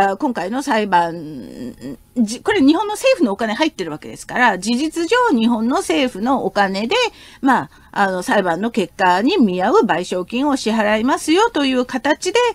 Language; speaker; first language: Japanese; non-native, fluent; Korean